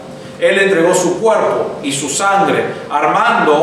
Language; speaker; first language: Spanish; native; Spanish